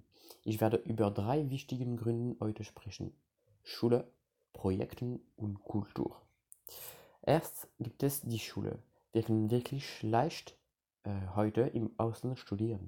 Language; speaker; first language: German; non-native, learner; French